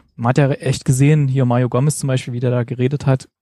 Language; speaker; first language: German; native; German